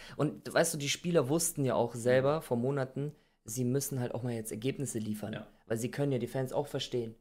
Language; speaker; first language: German; native; German